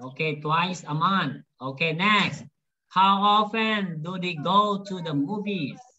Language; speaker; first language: English; non-native, fluent; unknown